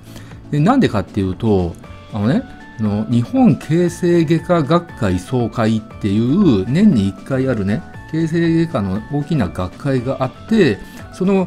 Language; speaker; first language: Japanese; native; Japanese